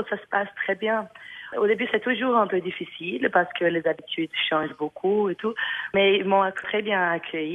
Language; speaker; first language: French; non-native, learner; Portuguese